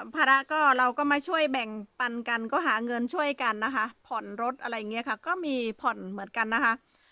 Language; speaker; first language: Thai; native; Thai